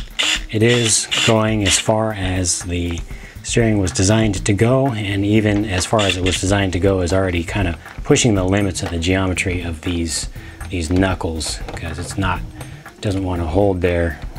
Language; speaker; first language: English; native; English